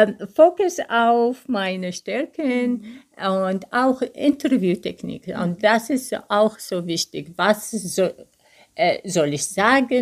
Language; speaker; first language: German; non-native, learner; Arabic